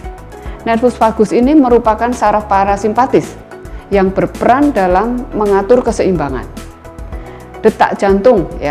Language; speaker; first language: Indonesian; native; Indonesian